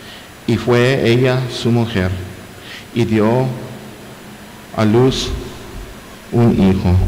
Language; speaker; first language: Spanish; non-native, fluent; English